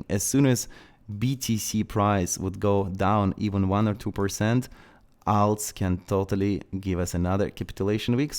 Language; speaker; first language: English; non-native, fluent; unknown